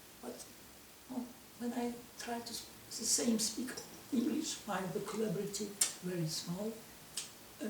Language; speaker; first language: English; non-native, learner; Russian